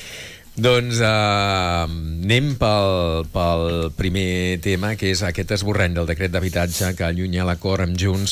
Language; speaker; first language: Catalan; native; Catalan